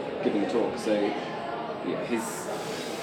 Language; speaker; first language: English; native; English